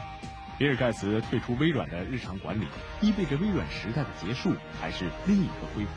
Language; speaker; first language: Chinese; native; Chinese